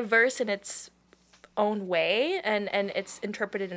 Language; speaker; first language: English; non-native, local second language; Filipino